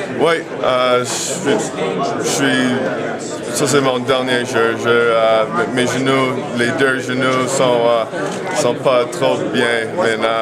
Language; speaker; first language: French; non-native, local second language; English